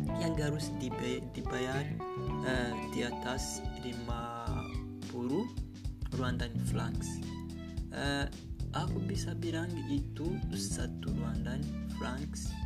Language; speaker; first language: Indonesian; non-native, learner; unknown